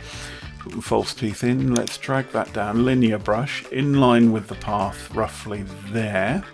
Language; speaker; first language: English; native; English